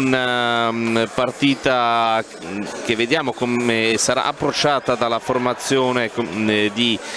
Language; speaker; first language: Italian; native; Italian